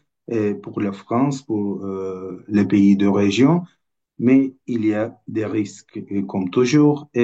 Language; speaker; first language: French; non-native, fluent; Turkish